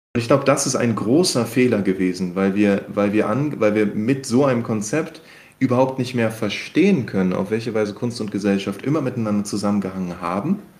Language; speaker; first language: German; native; German